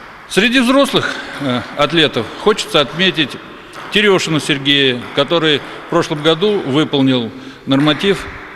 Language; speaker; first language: Russian; native; Russian